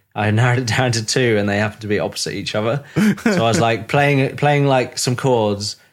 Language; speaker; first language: English; native; English